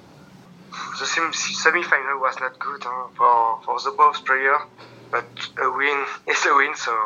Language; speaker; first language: English; non-native, learner; French